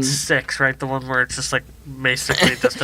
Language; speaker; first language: English; native; English